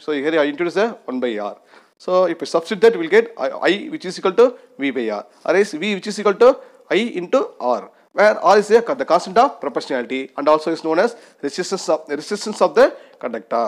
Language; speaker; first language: English; non-native, local second language; Tamil